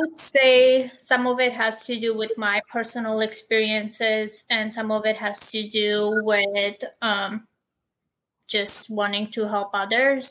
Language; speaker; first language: English; non-native, fluent; Armenian